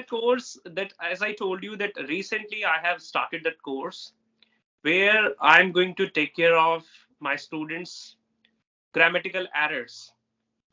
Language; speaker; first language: English; non-native, local second language; Hindi